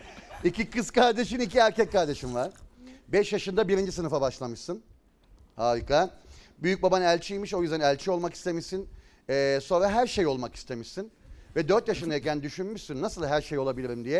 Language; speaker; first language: Turkish; native; Turkish